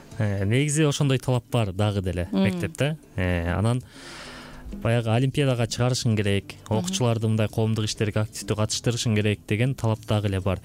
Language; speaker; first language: Kyrgyz; native; Kyrgyz